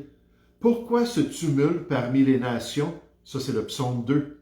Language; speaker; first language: French; native; French